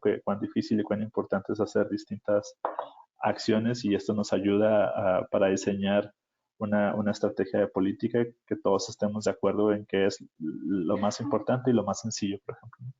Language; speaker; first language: Spanish; native; Spanish